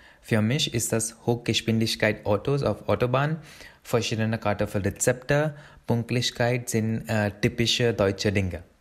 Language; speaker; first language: German; non-native, learner; Hindi